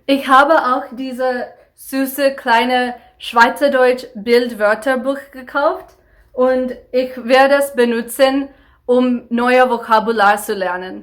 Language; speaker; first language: German; non-native, fluent; Telugu